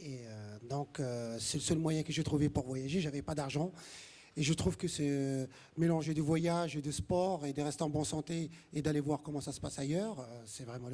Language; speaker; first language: French; non-native, local second language; Arabic